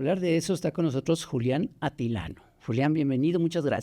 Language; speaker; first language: Spanish; native; Spanish